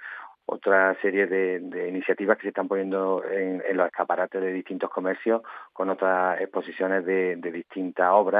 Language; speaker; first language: Spanish; native; Spanish